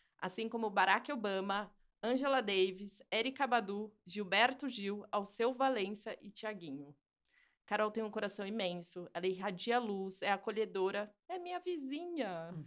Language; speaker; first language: Portuguese; native; Portuguese